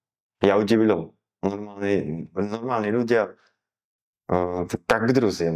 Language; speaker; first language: Russian; non-native, learner; Slovak